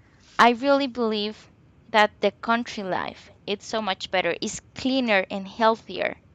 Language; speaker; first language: English; non-native, local second language; Spanish